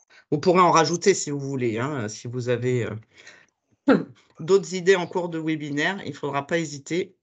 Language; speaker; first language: French; native; French